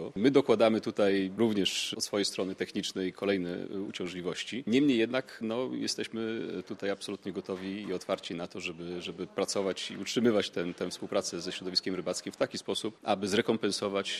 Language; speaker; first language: Polish; native; Polish